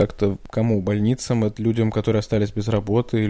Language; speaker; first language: Russian; native; Russian